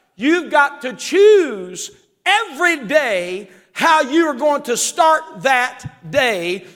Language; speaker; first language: English; native; English